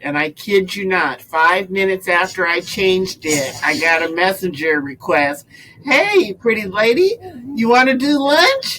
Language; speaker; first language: English; native; English